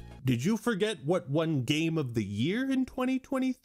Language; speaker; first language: English; native; English